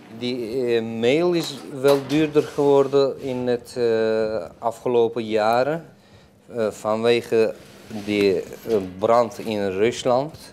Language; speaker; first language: Dutch; non-native, fluent; Turkish